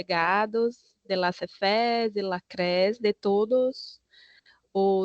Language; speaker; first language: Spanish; non-native, learner; Portuguese